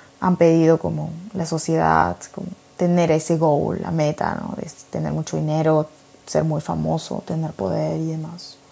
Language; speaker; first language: Spanish; native; Spanish